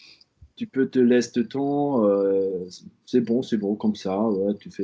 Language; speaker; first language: French; non-native, learner; German